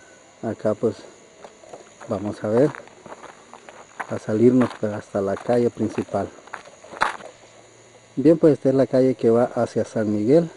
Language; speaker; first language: Spanish; native; Spanish